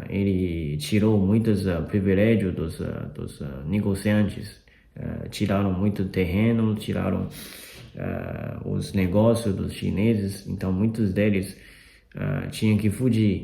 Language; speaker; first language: Portuguese; non-native, fluent; Chinese